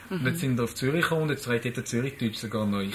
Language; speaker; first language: German; native; German